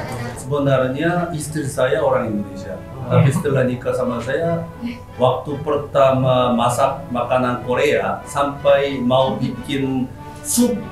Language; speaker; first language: Indonesian; non-native, fluent; Korean